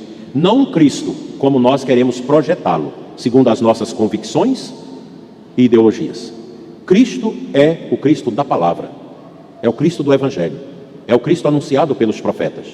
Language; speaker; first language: Portuguese; native; Portuguese